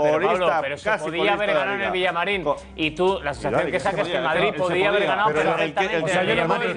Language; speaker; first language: Spanish; native; Spanish